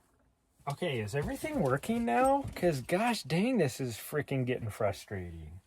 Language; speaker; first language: English; native; English